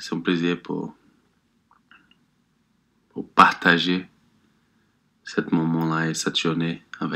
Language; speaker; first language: French; non-native, learner; Portuguese